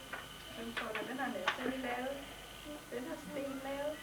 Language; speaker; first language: Danish; native; Danish